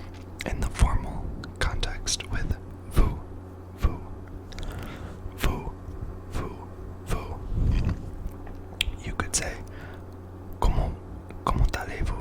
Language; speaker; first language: French; non-native, learner; English